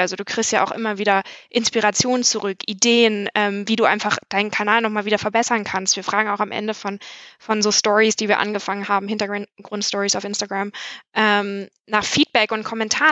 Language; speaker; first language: German; native; German